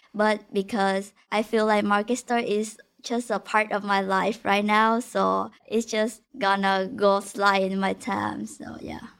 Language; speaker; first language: English; non-native, fluent; Vietnamese